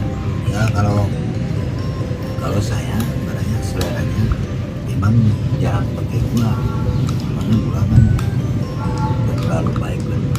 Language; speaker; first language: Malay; non-native, local second language; Sundanese